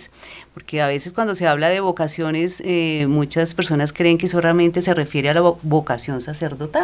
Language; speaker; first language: Spanish; native; Spanish